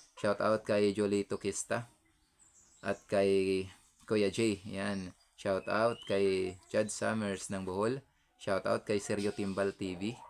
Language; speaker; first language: Filipino; non-native, local second language; Hiligaynon